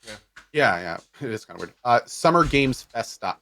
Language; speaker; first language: English; native; English